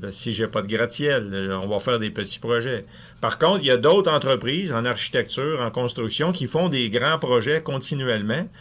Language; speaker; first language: French; native; French